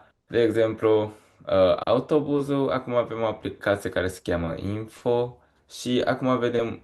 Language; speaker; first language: Romanian; early bilingual, heritage; Romanian